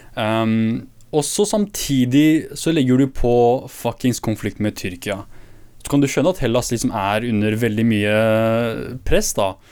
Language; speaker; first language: Norwegian; early bilingual, other home language; Kurdish